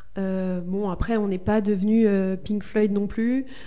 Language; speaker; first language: French; early bilingual, other home language; Spanish